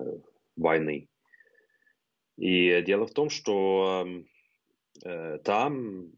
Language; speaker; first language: Russian; non-native, fluent; Norwegian